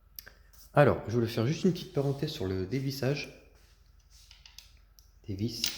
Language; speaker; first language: French; native; French